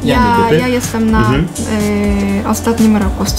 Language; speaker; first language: Polish; non-native, fluent; Japanese